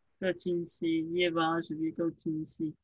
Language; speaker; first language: Chinese; early bilingual, heritage; English